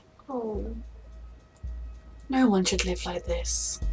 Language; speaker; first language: English; native; English